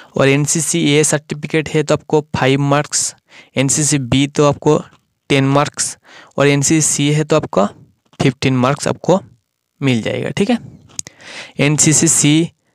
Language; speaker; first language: Hindi; non-native, local second language; Bangla